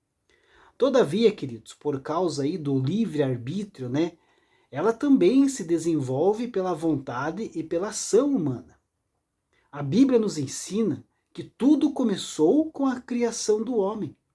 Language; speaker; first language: Portuguese; native; Portuguese